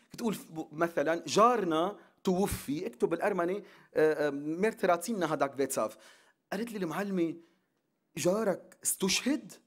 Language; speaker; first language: Arabic; non-native, local second language; Armenian